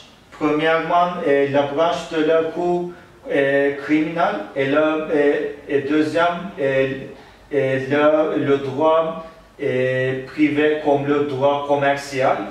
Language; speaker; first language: French; non-native, learner; Turkish